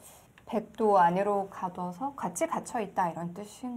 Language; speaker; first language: Korean; native; Korean